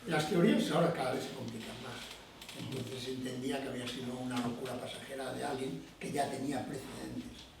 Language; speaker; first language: Spanish; non-native, local second language; Galician